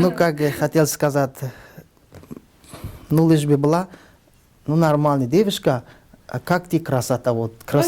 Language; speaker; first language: Russian; non-native, learner; Tajik